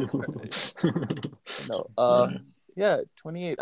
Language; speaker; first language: English; native; English